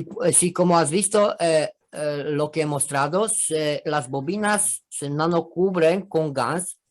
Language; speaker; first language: Spanish; non-native, fluent; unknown